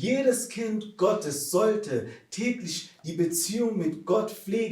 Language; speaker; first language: German; non-native, fluent; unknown